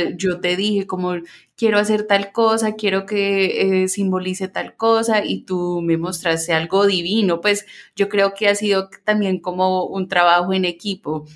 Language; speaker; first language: Spanish; early bilingual, heritage; Spanish